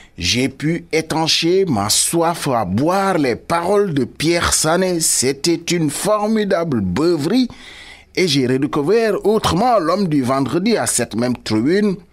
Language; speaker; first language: French; non-native, local second language; Wolof